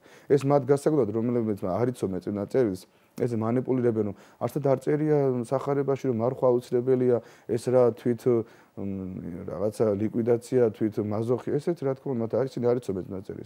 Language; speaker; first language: Georgian; native; Georgian